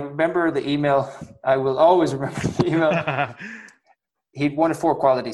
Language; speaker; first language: English; native; English